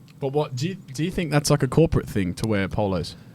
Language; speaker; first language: English; native; English